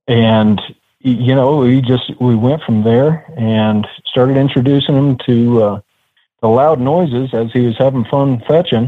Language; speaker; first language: English; native; English